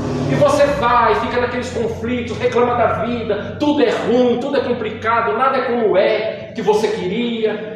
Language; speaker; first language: Portuguese; native; Portuguese